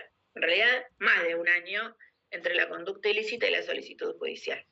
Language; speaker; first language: Spanish; native; Spanish